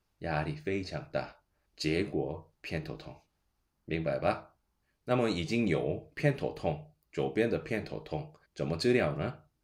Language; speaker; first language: Chinese; non-native, fluent; Korean